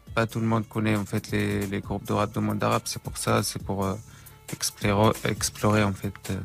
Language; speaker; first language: French; non-native, fluent; Arabic